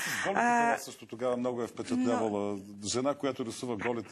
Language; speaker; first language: Bulgarian; native; Bulgarian